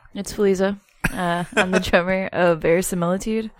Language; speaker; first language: English; native; English